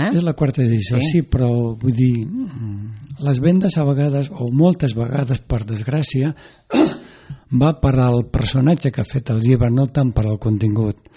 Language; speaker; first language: Catalan; non-native, local second language; Spanish